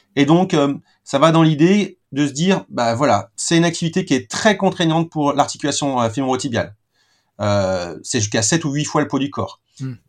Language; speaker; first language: French; native; French